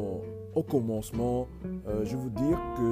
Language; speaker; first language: French; non-native, learner; English